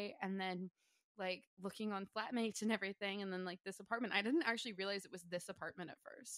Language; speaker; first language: English; native; English